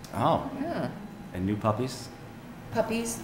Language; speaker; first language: English; native; English